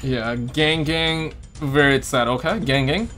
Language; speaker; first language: English; native; English